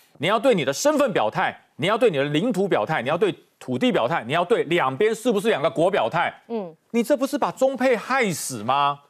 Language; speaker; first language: Chinese; native; Chinese